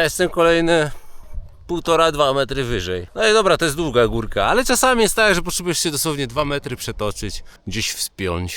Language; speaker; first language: Polish; native; Polish